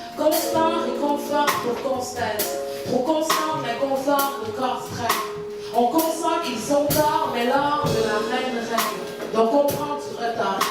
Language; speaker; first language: French; early bilingual, other home language; Haitian Creole